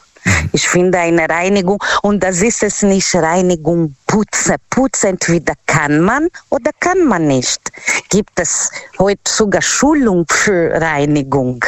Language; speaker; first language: German; non-native, learner; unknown